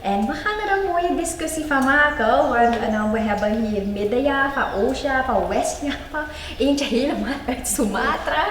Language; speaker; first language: Dutch; native; Dutch